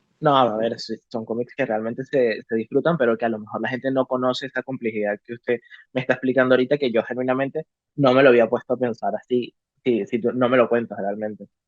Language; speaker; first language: Spanish; native; Spanish